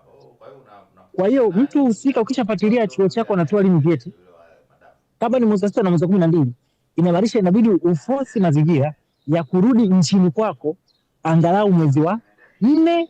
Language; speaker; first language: Swahili; native; Swahili